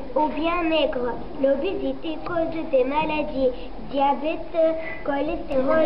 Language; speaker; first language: French; non-native, learner; Arabic